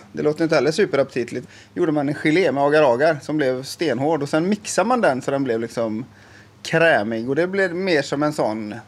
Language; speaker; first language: Swedish; native; Swedish